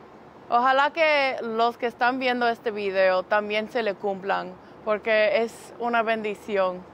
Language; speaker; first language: Spanish; early bilingual, heritage; English